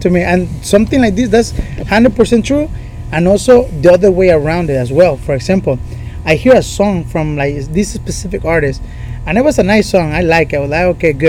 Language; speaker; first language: English; non-native, fluent; Spanish